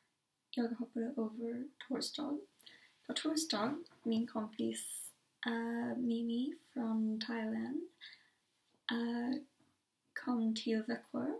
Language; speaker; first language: Swedish; non-native, learner; English